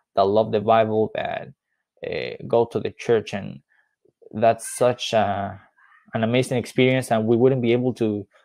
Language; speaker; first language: English; non-native, fluent; Spanish